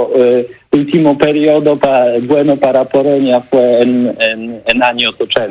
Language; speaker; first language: Spanish; non-native, learner; Polish